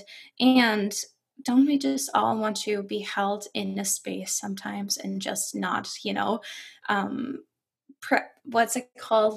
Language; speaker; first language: English; non-native, fluent; German